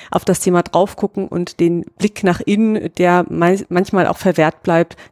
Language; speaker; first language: German; native; German